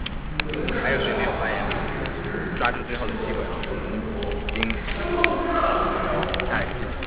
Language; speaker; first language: Chinese; native; Chinese